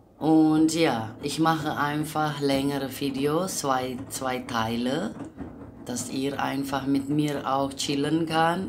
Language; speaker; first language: German; non-native, learner; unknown